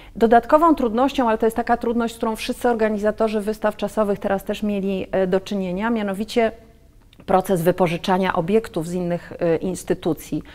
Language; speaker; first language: Polish; native; Polish